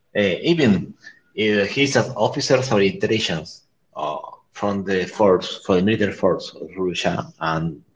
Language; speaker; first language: English; non-native, learner; Spanish